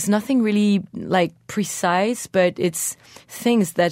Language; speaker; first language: English; non-native, fluent; French